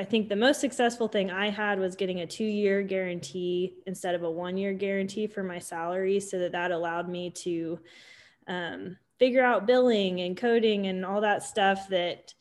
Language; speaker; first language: English; native; English